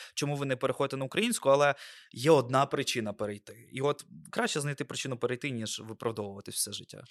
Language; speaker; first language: Ukrainian; non-native, local second language; Russian